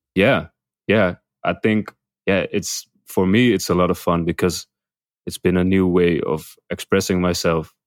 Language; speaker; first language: English; non-native, fluent; Dutch